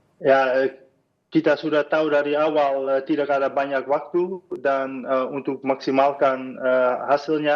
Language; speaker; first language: Indonesian; non-native, fluent; Dutch